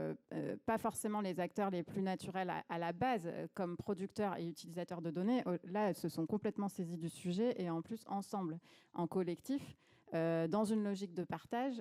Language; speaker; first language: French; native; French